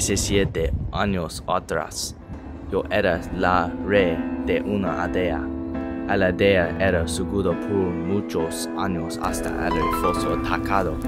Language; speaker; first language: Spanish; non-native, learner; English